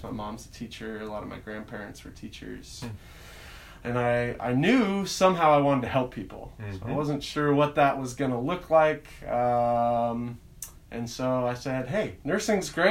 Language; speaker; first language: English; native; English